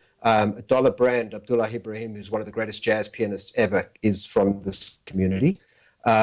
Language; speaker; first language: English; native; English